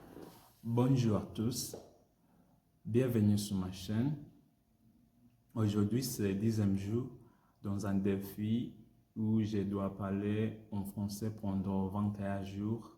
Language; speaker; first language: French; non-native, learner; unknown